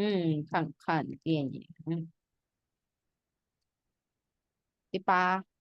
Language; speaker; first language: Chinese; non-native, fluent; Indonesian